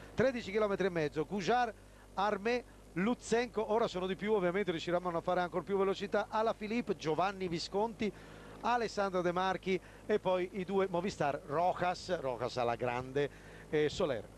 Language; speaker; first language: Italian; native; Italian